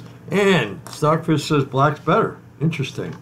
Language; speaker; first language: English; native; English